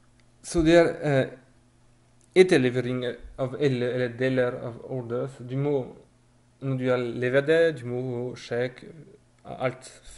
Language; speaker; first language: Norwegian; non-native, fluent; French